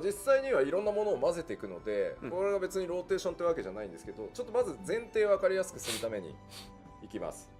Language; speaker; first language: Japanese; native; Japanese